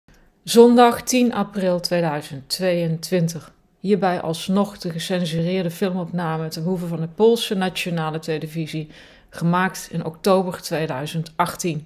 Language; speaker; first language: Dutch; native; Dutch